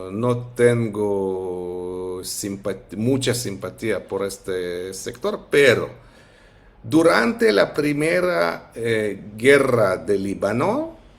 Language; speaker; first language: Spanish; non-native, fluent; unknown